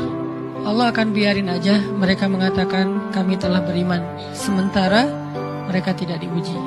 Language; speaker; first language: Indonesian; native; Indonesian